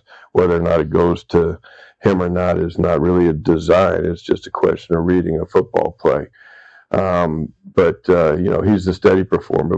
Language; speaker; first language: English; native; English